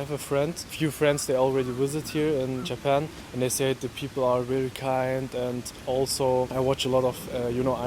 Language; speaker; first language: English; non-native, fluent; German